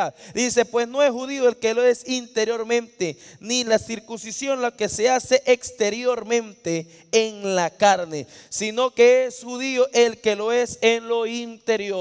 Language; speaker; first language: Spanish; native; Spanish